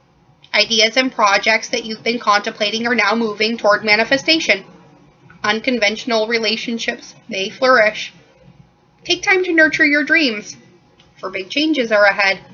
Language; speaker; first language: English; native; English